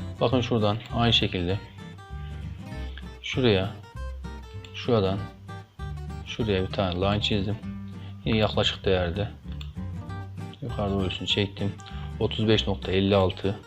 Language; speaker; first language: Turkish; native; Turkish